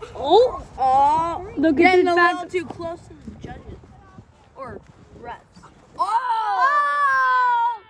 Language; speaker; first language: English; native; English